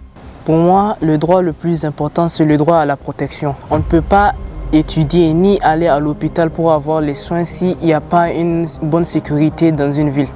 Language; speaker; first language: French; non-native, local second language; Hausa